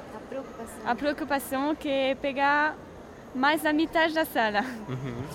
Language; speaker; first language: Portuguese; non-native, learner; French